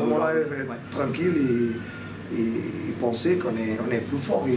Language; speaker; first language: French; non-native, fluent; Portuguese